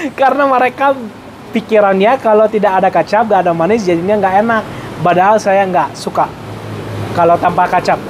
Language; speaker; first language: Indonesian; non-native, fluent; Arabic